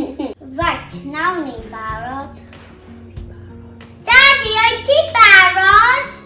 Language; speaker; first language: Welsh; non-native, local second language; English